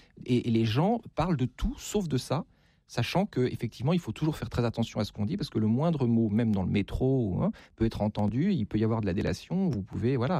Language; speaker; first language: French; native; French